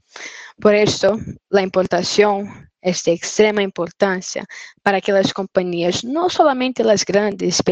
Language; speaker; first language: Spanish; non-native, fluent; Portuguese